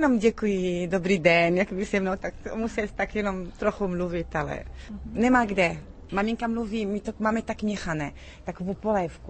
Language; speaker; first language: Czech; early bilingual, heritage; Arabic